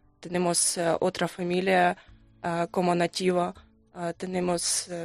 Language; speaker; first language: Spanish; non-native, learner; Ukrainian